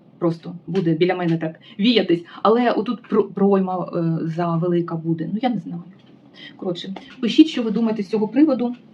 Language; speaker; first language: Ukrainian; native; Ukrainian